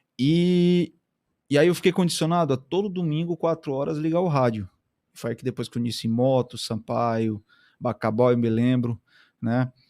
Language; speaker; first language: Portuguese; native; Portuguese